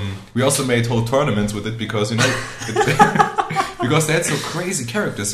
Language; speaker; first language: English; non-native, fluent; German